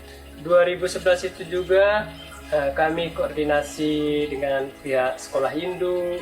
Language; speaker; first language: Indonesian; non-native, local second language; Sasak